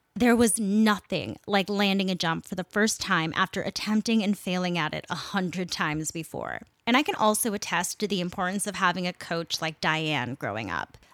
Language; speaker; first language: English; native; English